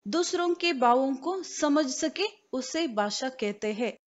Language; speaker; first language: Hindi; non-native, local second language; Kannada